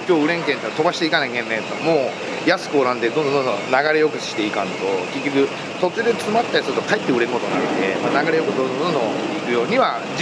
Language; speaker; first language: Japanese; native; Japanese